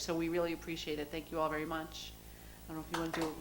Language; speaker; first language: English; native; English